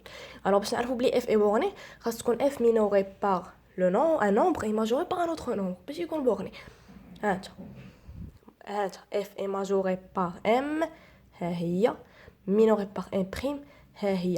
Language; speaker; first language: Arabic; native; Arabic